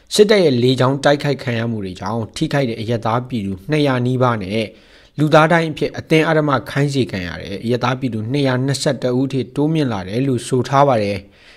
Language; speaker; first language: Burmese; non-native, local second language; Kachin